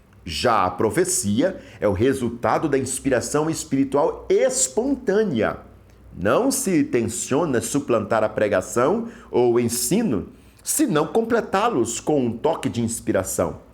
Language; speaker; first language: Portuguese; native; Portuguese